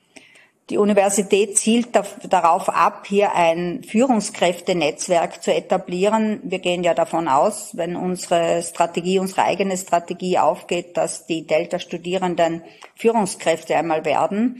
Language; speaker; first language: German; native; German